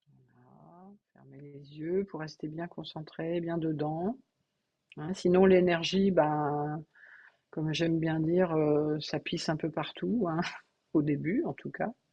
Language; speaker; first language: French; native; French